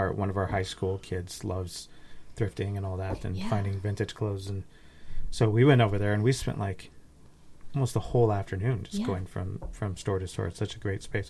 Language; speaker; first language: English; native; English